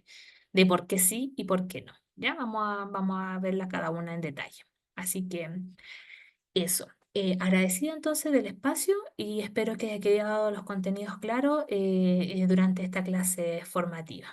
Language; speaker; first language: Spanish; native; Spanish